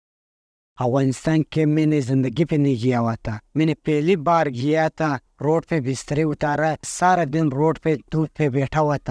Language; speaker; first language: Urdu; early bilingual, other home language; Pashto